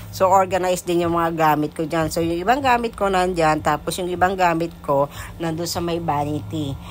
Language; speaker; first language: Filipino; non-native, local second language; Hiligaynon